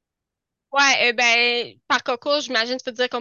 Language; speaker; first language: French; native; French